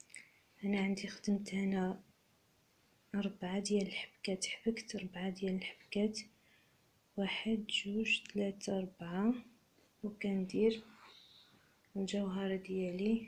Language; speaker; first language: Arabic; native; Arabic